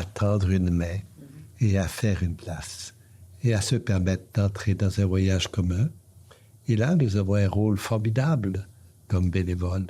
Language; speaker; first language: French; native; French